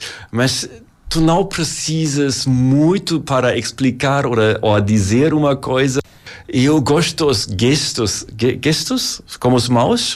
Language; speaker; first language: Portuguese; non-native, learner; German